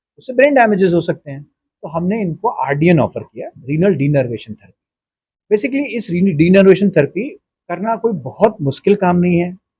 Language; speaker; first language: Hindi; native; Hindi